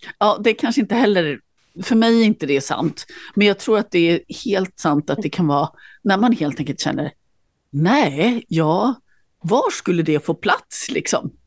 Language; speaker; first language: Swedish; native; Swedish